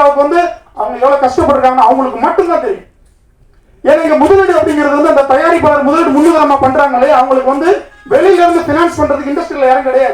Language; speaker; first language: Tamil; native; Tamil